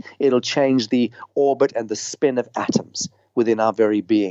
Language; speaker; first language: English; native; English